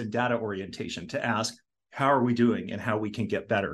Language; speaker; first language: English; native; English